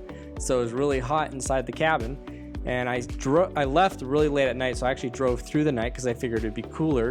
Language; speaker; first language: English; native; English